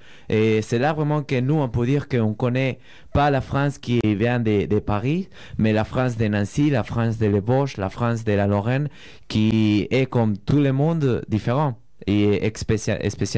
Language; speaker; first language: French; non-native, fluent; Spanish